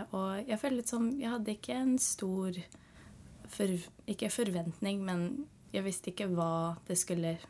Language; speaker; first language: Norwegian; early bilingual, heritage; Norwegian